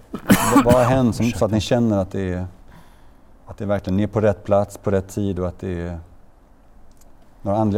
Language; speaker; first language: Swedish; native; Swedish